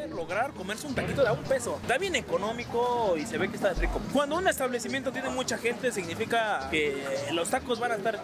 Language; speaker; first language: Spanish; native; Spanish